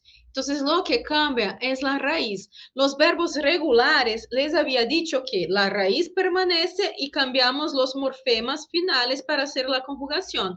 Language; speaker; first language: Spanish; non-native, fluent; Portuguese